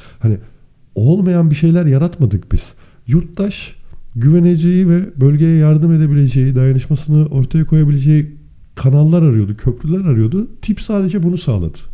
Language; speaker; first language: Turkish; native; Turkish